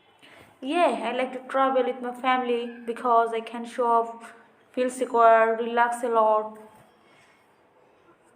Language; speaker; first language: English; non-native, fluent; Bangla